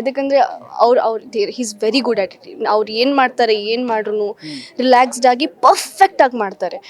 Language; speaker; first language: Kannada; early bilingual, heritage; Kannada